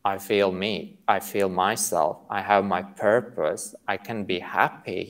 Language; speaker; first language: English; non-native, fluent; Latvian